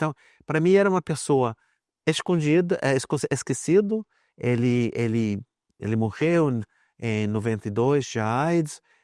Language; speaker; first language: Portuguese; non-native, fluent; English